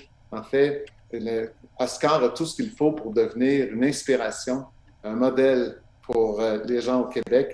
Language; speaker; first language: French; native; French